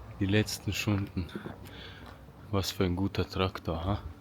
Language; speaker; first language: German; early bilingual, other home language; Bosnian